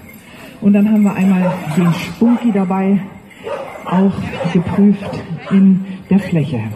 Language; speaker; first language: German; native; German